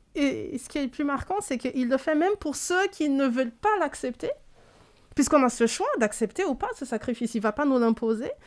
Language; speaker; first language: French; native; French